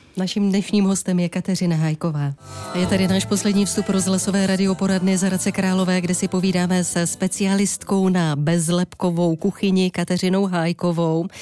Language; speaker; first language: Czech; native; Czech